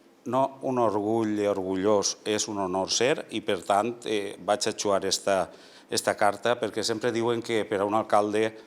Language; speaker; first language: Catalan; native; Catalan